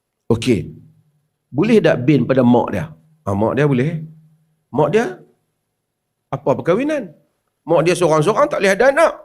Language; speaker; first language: Malay; native; Malay